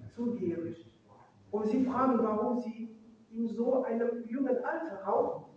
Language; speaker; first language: German; non-native, fluent; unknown